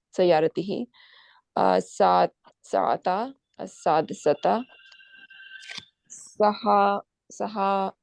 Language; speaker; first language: Arabic; non-native, learner; Urdu